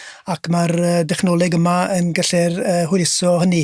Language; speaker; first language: Welsh; native; Welsh